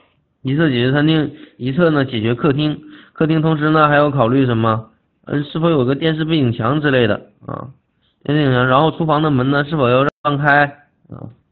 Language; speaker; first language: Chinese; native; Chinese